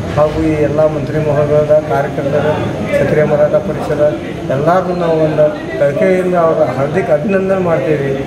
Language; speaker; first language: Kannada; non-native, local second language; Marathi